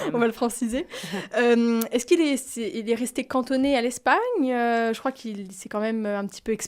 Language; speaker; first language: French; native; French